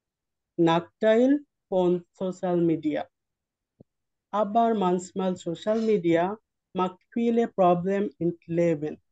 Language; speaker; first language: German; non-native, learner; Bangla